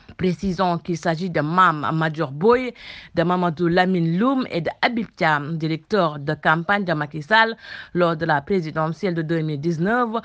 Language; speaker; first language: French; non-native, local second language; Wolof